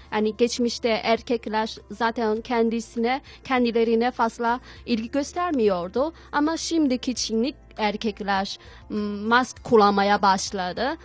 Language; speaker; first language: Turkish; non-native, learner; Chinese